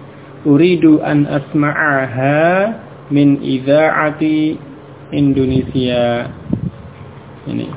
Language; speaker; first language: Arabic; non-native, fluent; Indonesian